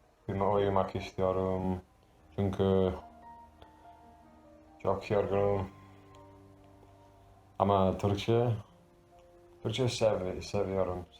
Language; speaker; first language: Turkish; non-native, learner; English